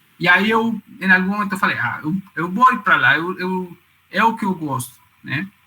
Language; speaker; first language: Portuguese; non-native, fluent; Spanish